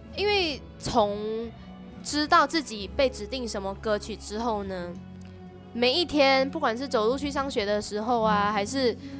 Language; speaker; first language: Chinese; native; Chinese